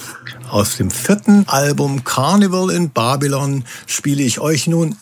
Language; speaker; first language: German; native; German